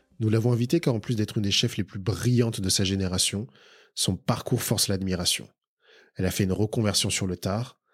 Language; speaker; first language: French; native; French